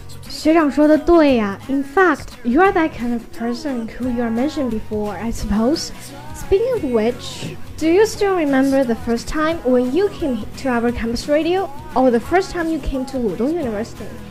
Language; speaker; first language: English; non-native, fluent; Chinese